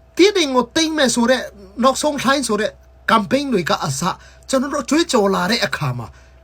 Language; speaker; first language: Burmese; non-native, local second language; Hakha Chin